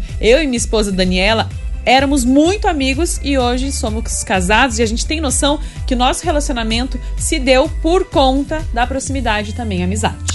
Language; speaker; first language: Portuguese; native; Portuguese